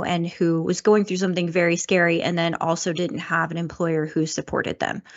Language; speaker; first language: English; native; English